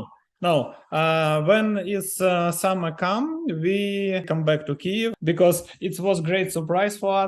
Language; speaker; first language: English; non-native, learner; Ukrainian